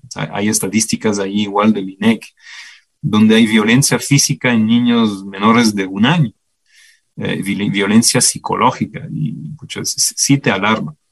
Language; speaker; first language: Spanish; non-native, fluent; French